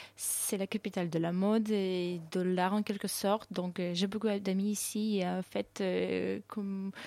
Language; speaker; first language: French; non-native, fluent; Russian